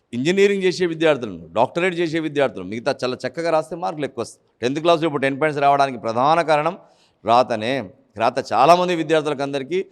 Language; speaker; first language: Telugu; native; Telugu